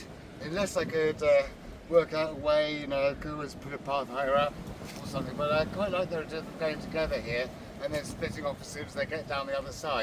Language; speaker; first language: English; native; English